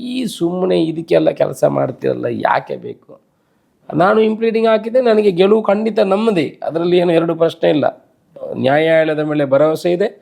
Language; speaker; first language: Kannada; non-native, local second language; Tulu